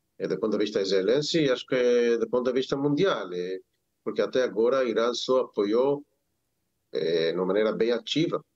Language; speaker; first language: Portuguese; non-native, learner; Hebrew